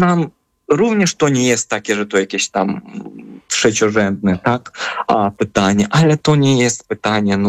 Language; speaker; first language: Polish; non-native, fluent; Ukrainian